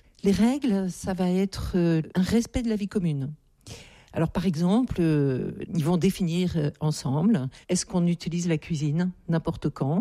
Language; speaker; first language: French; native; French